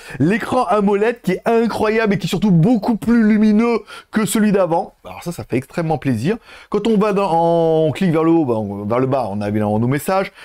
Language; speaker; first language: French; native; French